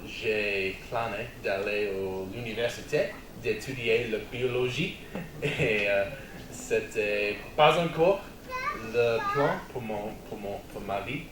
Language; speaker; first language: French; non-native, learner; English